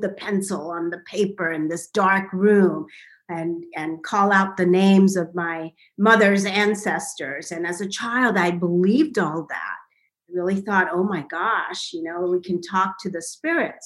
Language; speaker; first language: English; non-native, local second language; Bangla